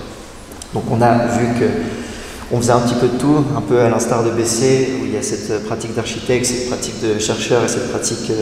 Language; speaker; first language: French; native; French